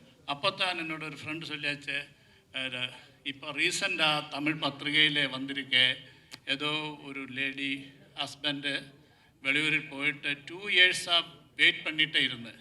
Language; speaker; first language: Tamil; non-native, learner; Malayalam